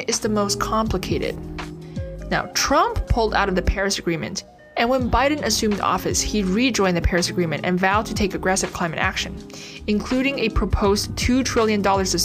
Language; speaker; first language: English; native; English